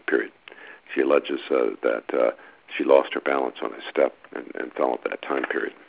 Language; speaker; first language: English; native; English